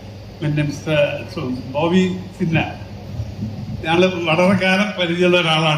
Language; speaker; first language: Malayalam; native; Malayalam